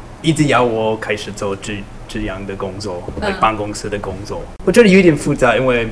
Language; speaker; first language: Chinese; non-native, learner; English